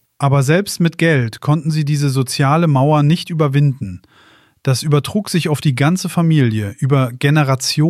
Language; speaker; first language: German; native; German